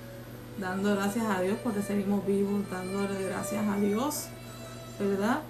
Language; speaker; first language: Spanish; native; Spanish